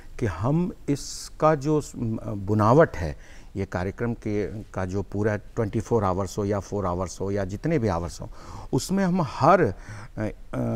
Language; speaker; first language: Hindi; native; Hindi